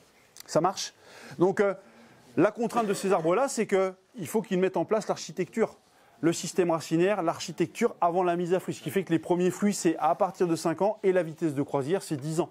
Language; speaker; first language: French; native; French